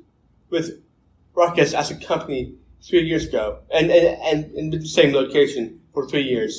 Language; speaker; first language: English; native; English